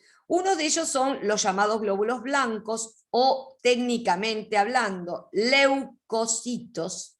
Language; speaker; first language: Spanish; native; Spanish